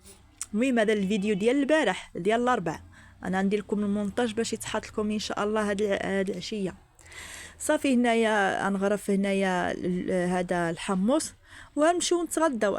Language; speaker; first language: Arabic; native; Arabic